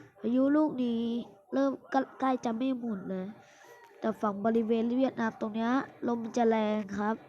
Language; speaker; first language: Thai; native; Thai